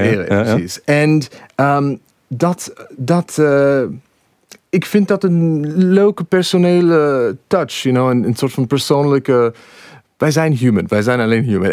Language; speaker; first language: Dutch; non-native, fluent; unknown